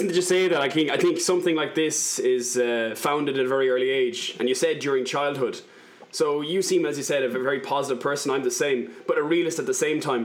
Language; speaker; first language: English; native; English